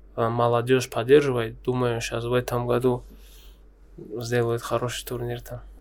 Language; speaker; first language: Russian; non-native, local second language; Tajik